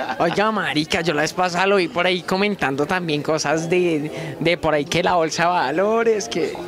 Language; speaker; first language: Spanish; native; Spanish